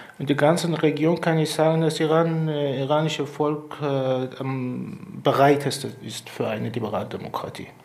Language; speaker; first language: German; non-native, fluent; Persian